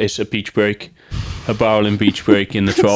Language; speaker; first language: English; native; English